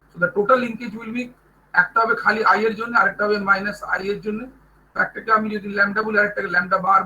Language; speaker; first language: Bangla; native; Bangla